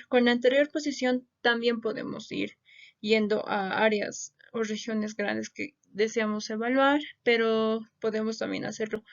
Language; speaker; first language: Spanish; native; Spanish